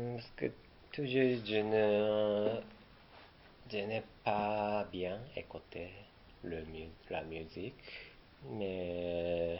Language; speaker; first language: French; non-native, learner; Japanese